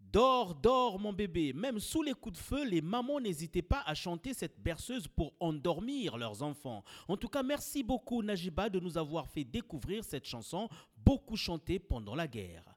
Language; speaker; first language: French; native; French